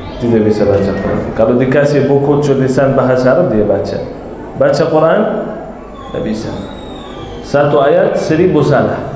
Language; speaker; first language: Malay; non-native, fluent; Arabic